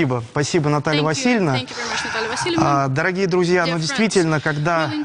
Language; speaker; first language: Russian; native; Russian